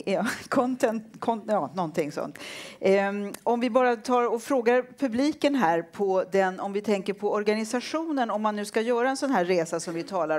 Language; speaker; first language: Swedish; native; Swedish